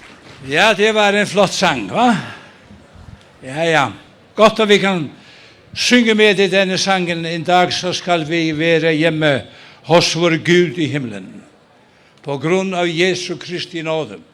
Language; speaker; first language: Norwegian; non-native, fluent; Faroese